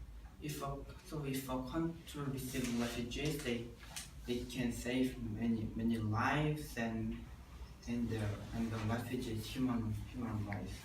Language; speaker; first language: English; non-native, learner; Korean